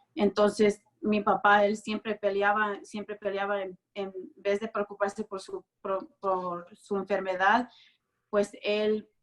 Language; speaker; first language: Spanish; early bilingual, other home language; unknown